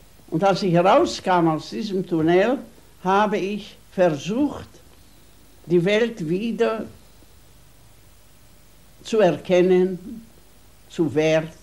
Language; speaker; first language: German; non-native, fluent; Hungarian